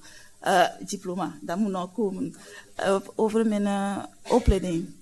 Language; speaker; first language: Dutch; non-native, learner; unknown